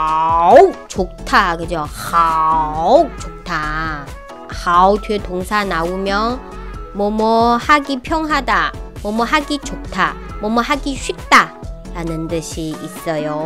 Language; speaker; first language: Korean; non-native, fluent; Chinese